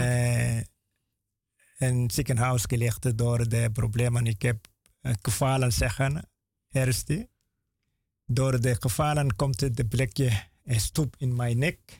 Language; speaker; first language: Dutch; non-native, learner; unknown